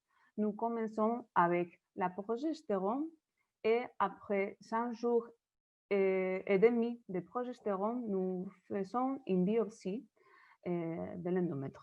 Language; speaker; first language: French; non-native, learner; Spanish